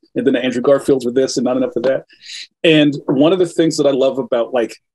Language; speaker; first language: English; native; English